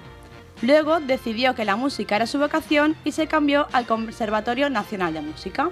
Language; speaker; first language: Spanish; native; Spanish